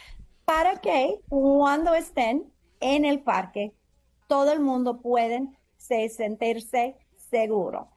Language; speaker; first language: Spanish; non-native, fluent; English